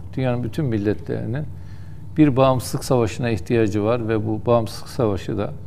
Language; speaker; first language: Turkish; native; Turkish